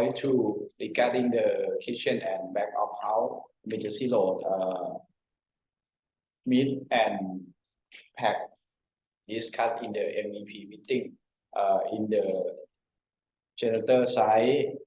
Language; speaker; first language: English; non-native, learner; Thai